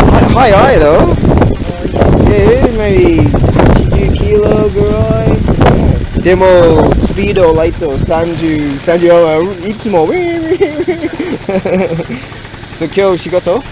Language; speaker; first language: Japanese; non-native, learner; English